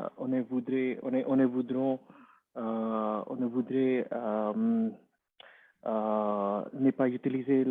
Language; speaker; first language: French; non-native, learner; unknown